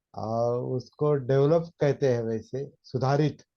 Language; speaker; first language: Hindi; non-native, local second language; Marathi